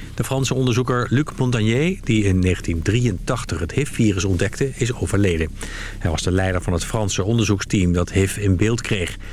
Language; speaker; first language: Dutch; native; Dutch